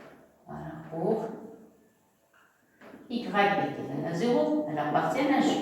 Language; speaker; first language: French; non-native, local second language; Arabic